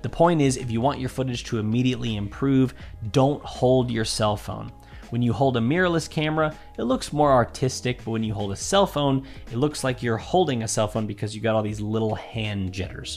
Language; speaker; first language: English; native; English